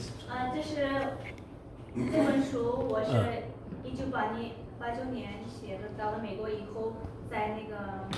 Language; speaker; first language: Chinese; non-native, local second language; Uyghur